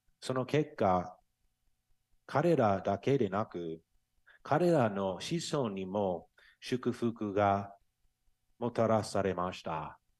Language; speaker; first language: Japanese; non-native, fluent; English